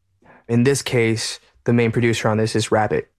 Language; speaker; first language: English; early bilingual, other home language; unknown